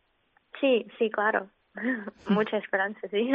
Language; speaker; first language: Spanish; non-native, fluent; Ukrainian